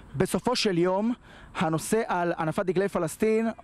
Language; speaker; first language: Hebrew; native; Hebrew